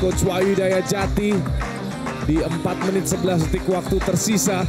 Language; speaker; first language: Indonesian; native; Indonesian